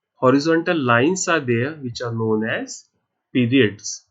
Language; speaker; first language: English; non-native, local second language; Marathi